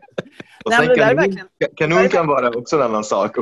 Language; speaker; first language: Swedish; non-native, fluent; Arabic